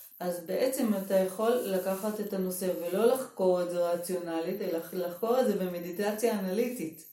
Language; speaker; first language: Hebrew; native; Hebrew